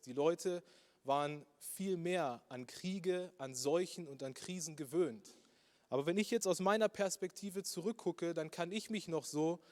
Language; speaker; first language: German; native; German